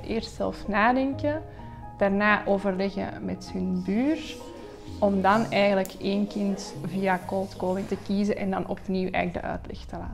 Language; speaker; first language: Dutch; native; Dutch